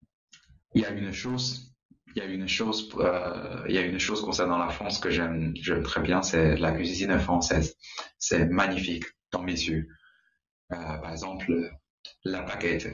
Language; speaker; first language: French; non-native, learner; Chinese